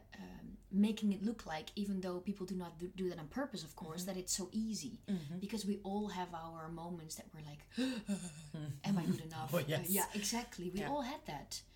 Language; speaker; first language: English; non-native, fluent; Dutch